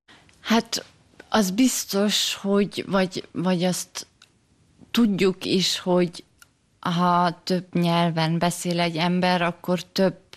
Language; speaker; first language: Hungarian; early bilingual, heritage; German